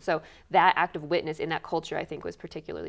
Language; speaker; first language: English; native; English